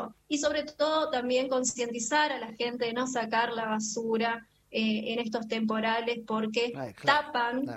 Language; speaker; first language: Spanish; native; Spanish